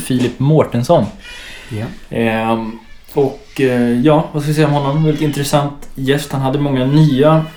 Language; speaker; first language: Swedish; native; Swedish